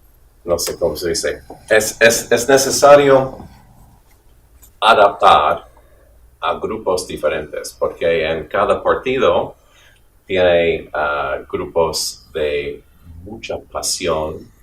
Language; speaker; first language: Spanish; non-native, fluent; English